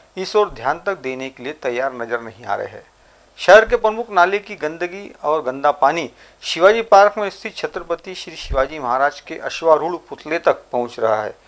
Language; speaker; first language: Hindi; non-native, local second language; Marathi